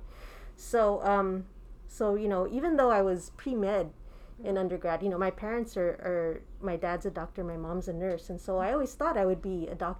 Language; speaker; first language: English; native; English